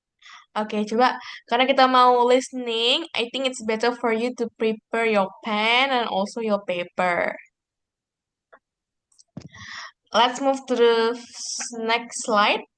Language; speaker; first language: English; non-native, fluent; Indonesian